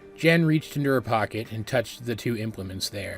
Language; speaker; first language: English; native; English